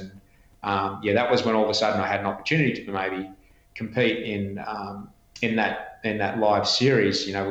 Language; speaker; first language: English; native; English